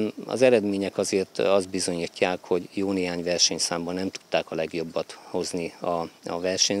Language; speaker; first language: Hungarian; native; Hungarian